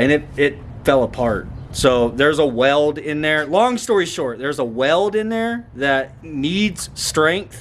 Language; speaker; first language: English; native; English